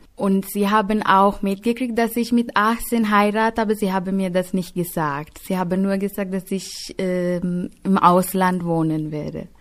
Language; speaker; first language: German; non-native, fluent; Sinhala